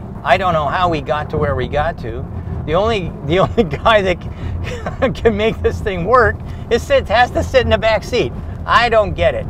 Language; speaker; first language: English; native; English